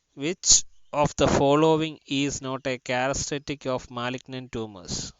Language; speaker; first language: English; non-native, local second language; Malayalam